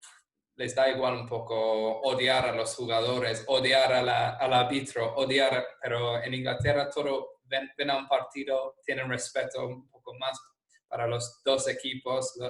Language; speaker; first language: Spanish; non-native, fluent; English